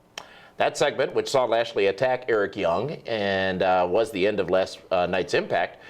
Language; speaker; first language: English; native; English